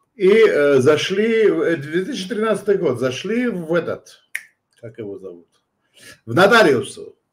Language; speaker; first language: Russian; non-native, local second language; Georgian